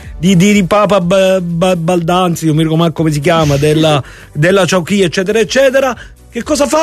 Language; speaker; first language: Italian; native; Italian